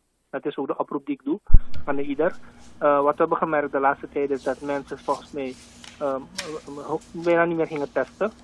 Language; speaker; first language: Dutch; native; Dutch